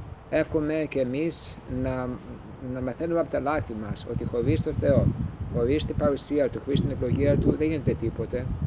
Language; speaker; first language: Greek; early bilingual, heritage; Greek